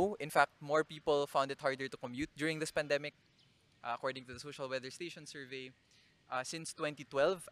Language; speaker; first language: English; non-native, local second language; Bikol